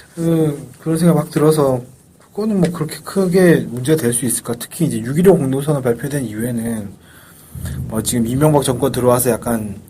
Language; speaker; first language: Korean; native; Korean